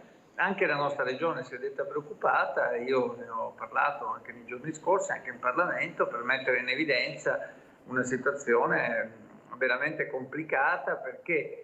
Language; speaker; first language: Italian; native; Italian